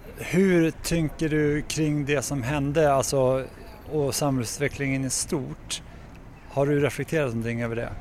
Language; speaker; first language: Swedish; native; Swedish